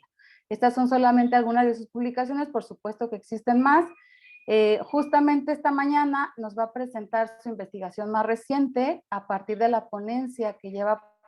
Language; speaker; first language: Spanish; native; Spanish